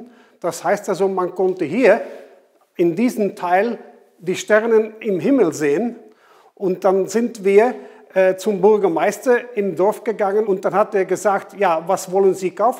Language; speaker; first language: German; non-native, fluent; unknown